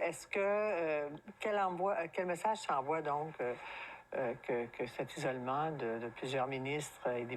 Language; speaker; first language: French; native; French